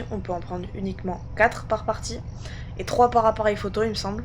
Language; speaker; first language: French; native; French